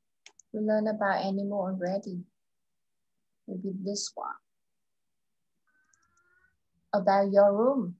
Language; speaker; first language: English; non-native, fluent; Vietnamese